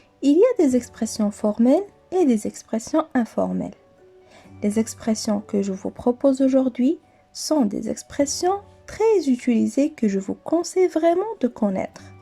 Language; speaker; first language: French; non-native, local second language; Arabic